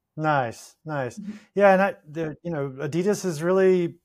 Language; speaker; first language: English; native; English